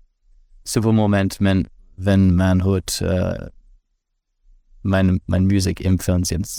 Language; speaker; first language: German; non-native, fluent; English